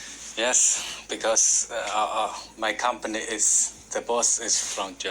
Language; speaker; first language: English; non-native, learner; Chinese